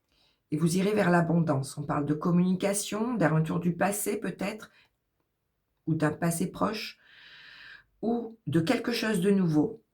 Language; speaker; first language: French; native; French